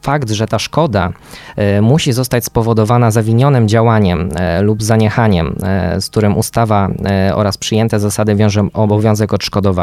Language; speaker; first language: Polish; native; Polish